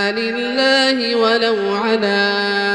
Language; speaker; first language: Arabic; native; Arabic